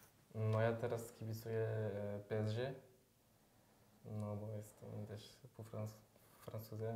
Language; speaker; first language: Polish; early bilingual, heritage; French